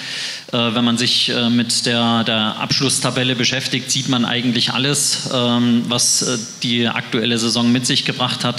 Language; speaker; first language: German; native; German